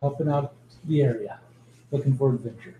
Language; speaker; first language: English; native; English